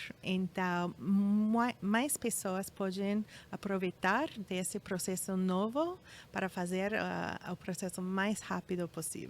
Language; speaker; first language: Portuguese; non-native, fluent; English